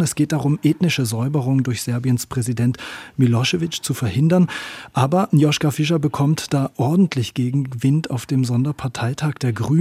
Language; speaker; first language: German; native; German